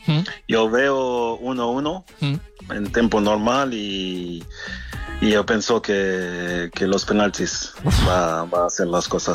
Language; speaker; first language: Spanish; non-native, fluent; French